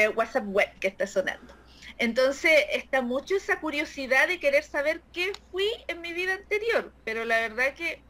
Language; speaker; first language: Spanish; native; Spanish